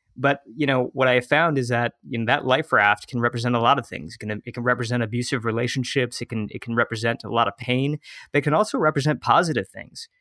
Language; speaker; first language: English; native; English